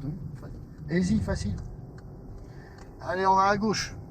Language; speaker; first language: French; native; French